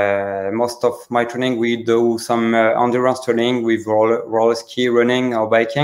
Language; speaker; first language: English; non-native, learner; French